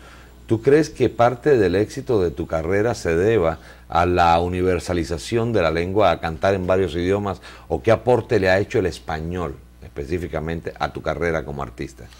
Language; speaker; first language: Spanish; native; Spanish